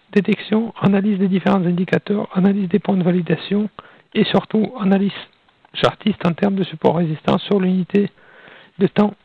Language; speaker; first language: French; non-native, fluent; Russian